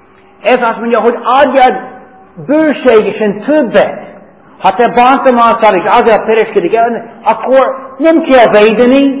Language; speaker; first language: Hungarian; non-native, fluent; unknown